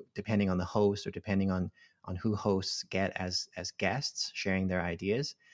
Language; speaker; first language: English; non-native, local second language; Cantonese